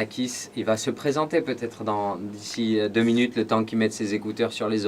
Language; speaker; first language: French; native; French